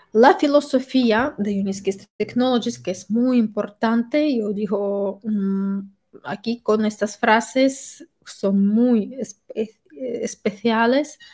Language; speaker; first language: Spanish; non-native, fluent; Russian